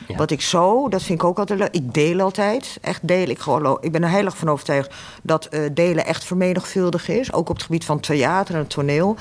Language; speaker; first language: Dutch; early bilingual, other home language; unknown